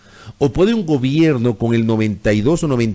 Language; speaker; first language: Spanish; native; Spanish